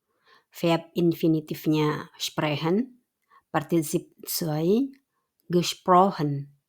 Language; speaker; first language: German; non-native, fluent; Indonesian